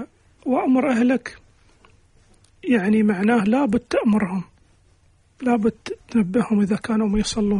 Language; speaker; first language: Arabic; native; Arabic